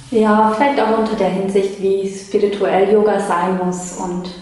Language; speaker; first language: German; early bilingual, other home language; Polish